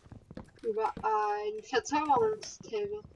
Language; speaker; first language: German; native; German